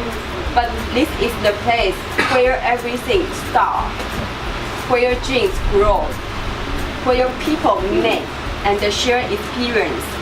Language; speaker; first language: English; non-native, learner; Chinese